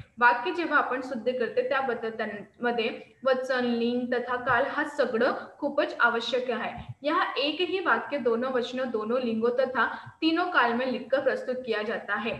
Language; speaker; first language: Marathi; non-native, local second language; Hindi